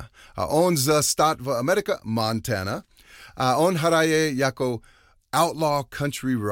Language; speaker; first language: Czech; non-native, learner; English